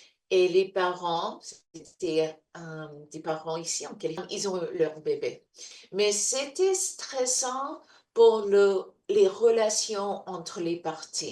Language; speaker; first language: French; non-native, learner; English